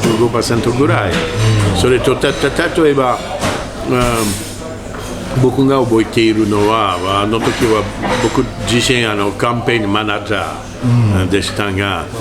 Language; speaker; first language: Japanese; non-native, learner; French